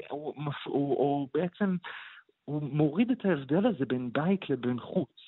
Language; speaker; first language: Hebrew; native; Hebrew